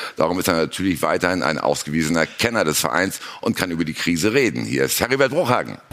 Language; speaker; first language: German; native; German